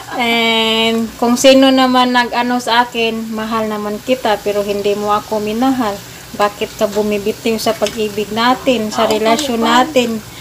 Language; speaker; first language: Filipino; non-native, local second language; Cebuano